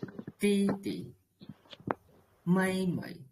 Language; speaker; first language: Chinese; non-native, learner; Khmer